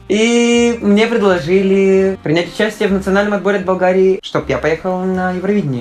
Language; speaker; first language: Russian; native; Russian